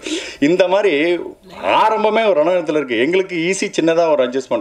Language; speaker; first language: Tamil; native; Tamil